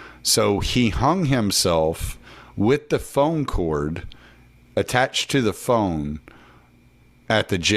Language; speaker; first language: English; native; English